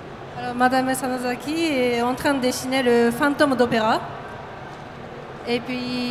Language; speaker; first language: French; non-native, fluent; Japanese